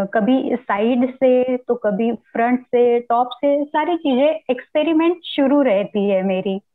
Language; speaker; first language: Hindi; non-native, local second language; Marathi